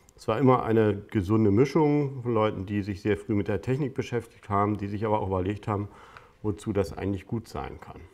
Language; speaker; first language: German; native; German